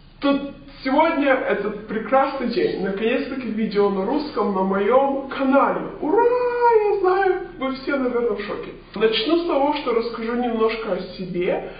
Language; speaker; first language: Russian; early bilingual, other home language; Romanian